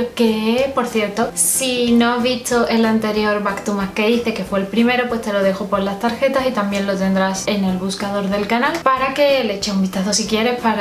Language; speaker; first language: Spanish; native; Spanish